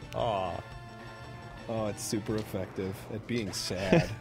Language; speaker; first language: English; native; English